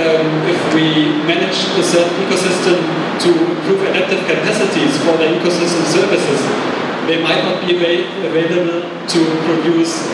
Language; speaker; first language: English; non-native, fluent; German